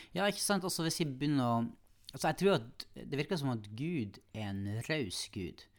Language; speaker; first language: Norwegian; native; Norwegian